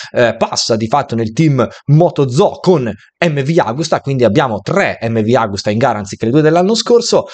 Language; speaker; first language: Italian; native; Italian